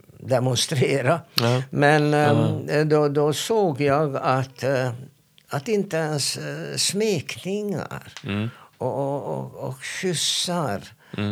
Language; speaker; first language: Swedish; non-native, fluent; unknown